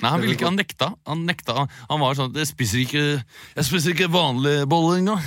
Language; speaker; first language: Norwegian; native; Norwegian